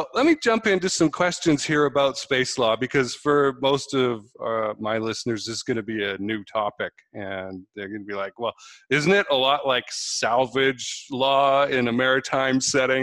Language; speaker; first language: English; native; English